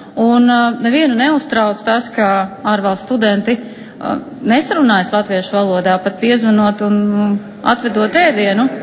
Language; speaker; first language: Latvian; non-native, local second language; Russian